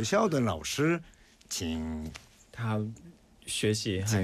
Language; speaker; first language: Chinese; non-native, fluent; Korean